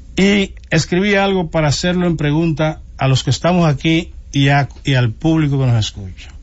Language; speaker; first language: Spanish; native; Spanish